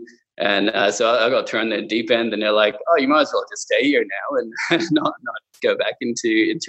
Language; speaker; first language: English; non-native, local second language; Cantonese